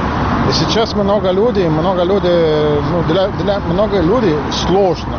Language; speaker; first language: Russian; non-native, learner; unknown